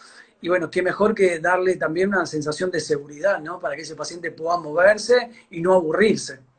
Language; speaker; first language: Spanish; native; Spanish